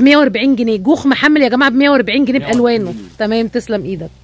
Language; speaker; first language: Arabic; native; Arabic